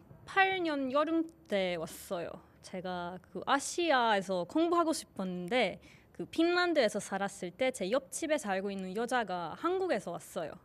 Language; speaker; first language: Korean; non-native, learner; Finnish